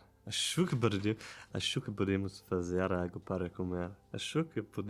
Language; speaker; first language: Portuguese; non-native, learner; German